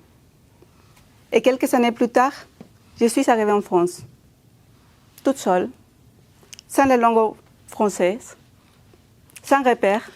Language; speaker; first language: French; non-native, fluent; Spanish